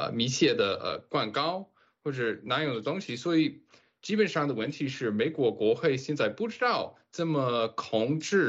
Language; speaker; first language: Chinese; non-native, fluent; English